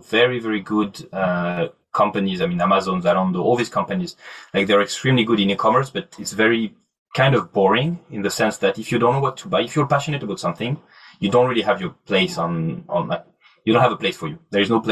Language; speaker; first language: English; non-native, fluent; French